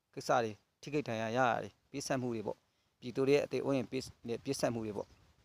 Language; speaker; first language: Burmese; native; Burmese